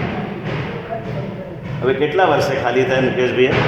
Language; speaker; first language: Hindi; non-native, local second language; Gujarati